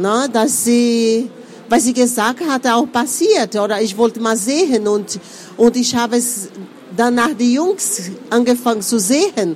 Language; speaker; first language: German; non-native, fluent; Portuguese